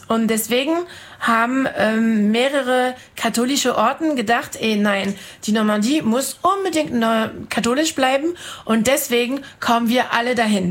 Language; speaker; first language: German; non-native, fluent; French